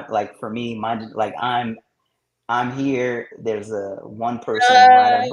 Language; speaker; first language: English; native; English